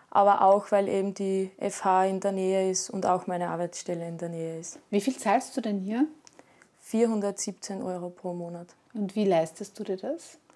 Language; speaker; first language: German; non-native, fluent; Latvian